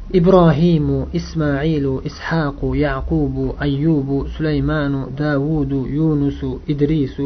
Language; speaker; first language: Arabic; non-native, fluent; Uzbek